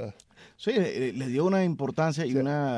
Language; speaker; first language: Spanish; native; Spanish